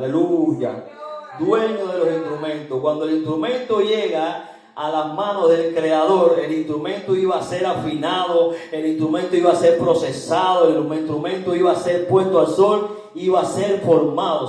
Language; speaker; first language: Spanish; native; Spanish